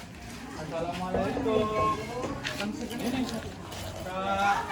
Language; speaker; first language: Indonesian; native; Indonesian